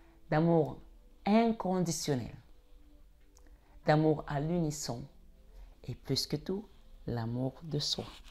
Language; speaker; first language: French; native; French